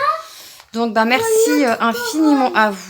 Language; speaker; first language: French; native; French